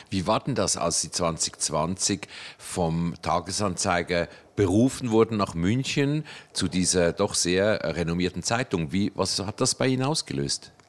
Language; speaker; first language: German; native; German